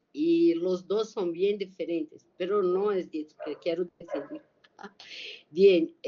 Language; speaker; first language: Spanish; non-native, learner; Portuguese